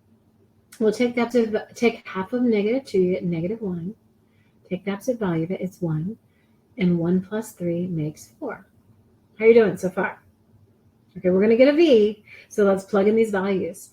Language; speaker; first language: English; native; English